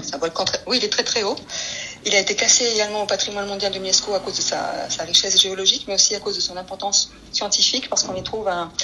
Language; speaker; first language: French; early bilingual, other home language; Spanish